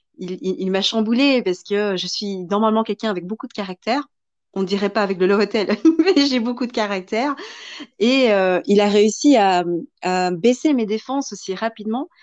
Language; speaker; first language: French; early bilingual, other home language; Vietnamese